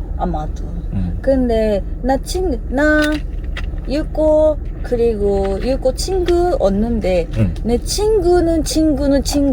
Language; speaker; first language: Korean; non-native, learner; Japanese